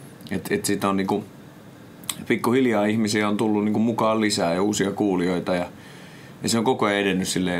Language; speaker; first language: Finnish; native; Finnish